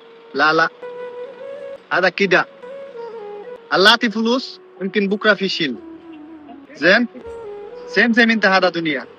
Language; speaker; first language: Arabic; non-native, learner; Bangla